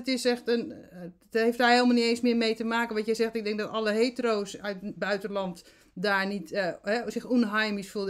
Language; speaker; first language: Dutch; native; Dutch